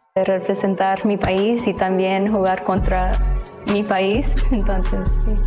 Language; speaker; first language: Spanish; early bilingual, heritage; Spanish